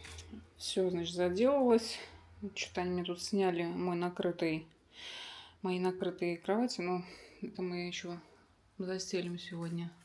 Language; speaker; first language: Russian; native; Russian